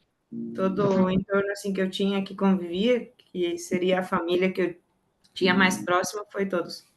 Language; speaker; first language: Portuguese; native; Portuguese